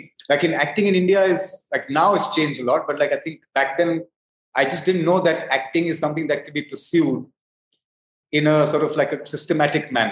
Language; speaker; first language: English; non-native, local second language; Hindi